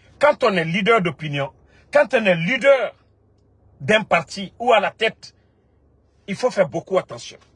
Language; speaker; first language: French; non-native, local second language; Mandingo